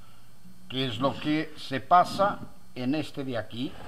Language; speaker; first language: Spanish; non-native, fluent; Portuguese